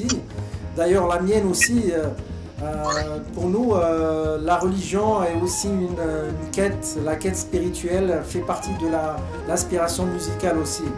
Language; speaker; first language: French; native; French